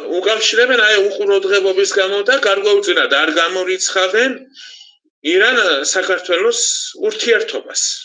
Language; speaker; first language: Georgian; native; Georgian